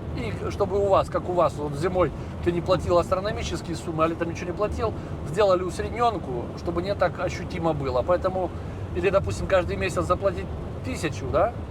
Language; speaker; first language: Russian; native; Russian